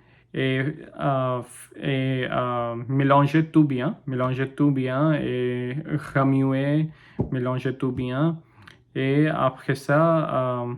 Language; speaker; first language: French; non-native, learner; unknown